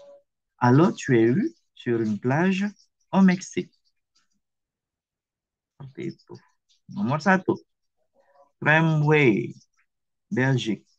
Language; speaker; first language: French; non-native, fluent; Indonesian